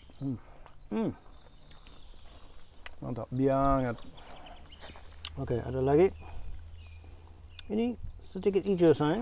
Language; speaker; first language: Indonesian; non-native, learner; English